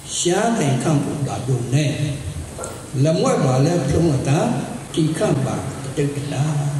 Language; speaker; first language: Burmese; non-native, local second language; S'gaw Karen